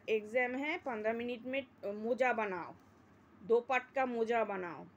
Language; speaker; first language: Hindi; non-native, local second language; Bangla